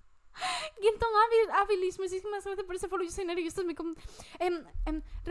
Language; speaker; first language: Spanish; native; Spanish